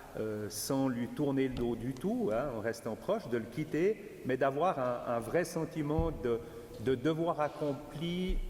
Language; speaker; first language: French; native; French